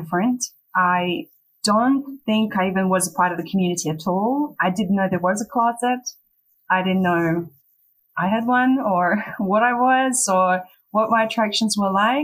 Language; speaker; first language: English; non-native, fluent; Russian